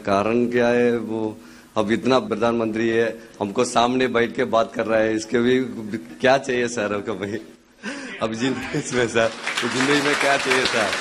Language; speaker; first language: Hindi; non-native, local second language; Tamil